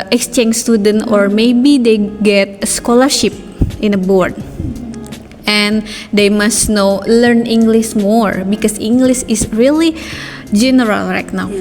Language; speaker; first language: English; non-native, learner; Indonesian